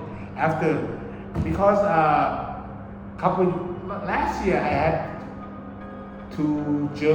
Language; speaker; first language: English; early bilingual, other home language; Thai